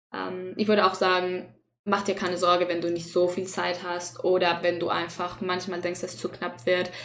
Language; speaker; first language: German; non-native, fluent; Spanish